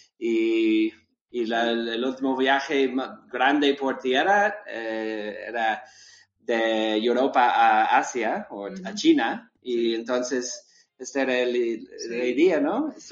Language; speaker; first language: Spanish; non-native, learner; English